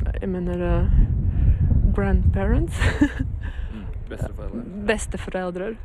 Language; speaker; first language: Norwegian; non-native, learner; Latvian